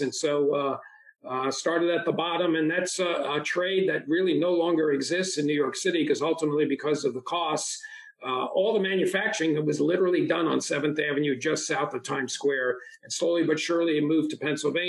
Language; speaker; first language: English; early bilingual, other home language; Italian